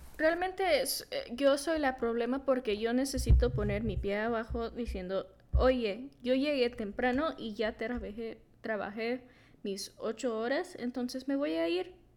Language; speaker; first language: Spanish; early bilingual, heritage; Spanish